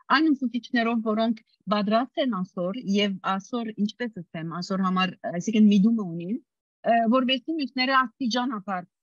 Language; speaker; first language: Armenian; early bilingual, heritage; Armenian